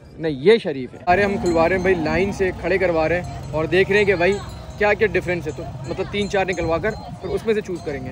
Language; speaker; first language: Urdu; native; Urdu